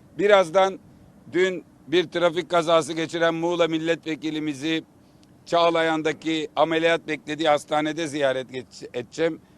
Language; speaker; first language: Turkish; native; Turkish